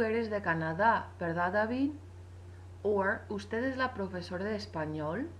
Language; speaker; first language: Spanish; non-native, fluent; English